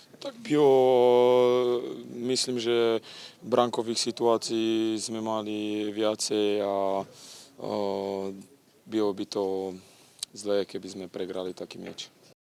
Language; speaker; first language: Polish; non-native, learner; Slovak